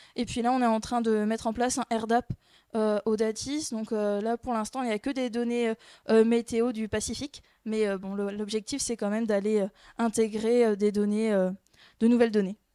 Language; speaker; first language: French; native; French